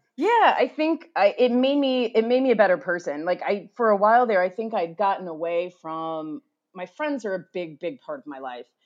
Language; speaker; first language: English; native; English